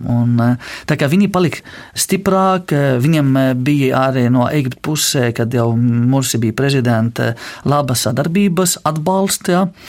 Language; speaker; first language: Latvian; non-native, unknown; Arabic